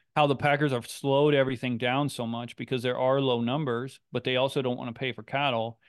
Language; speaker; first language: English; native; English